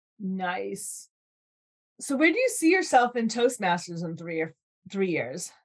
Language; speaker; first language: English; native; English